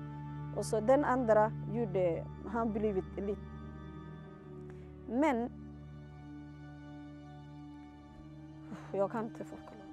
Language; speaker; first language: Swedish; non-native, learner; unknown